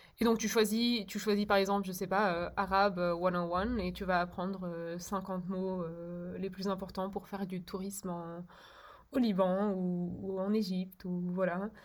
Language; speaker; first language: French; early bilingual, other home language; Czech